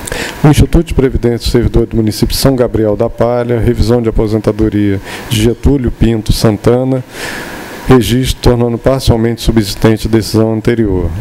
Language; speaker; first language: Portuguese; native; Portuguese